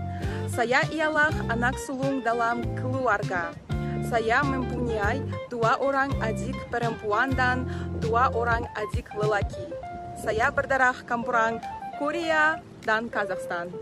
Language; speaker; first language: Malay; non-native, learner; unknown